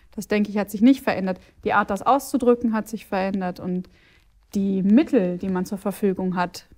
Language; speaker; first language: German; native; German